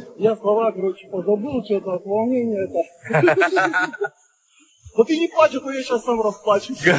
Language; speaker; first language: Russian; native; Russian